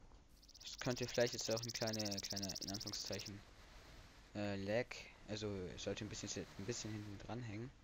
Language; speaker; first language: German; native; German